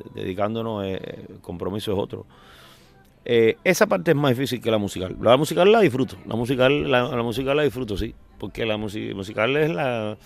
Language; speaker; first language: Spanish; native; Spanish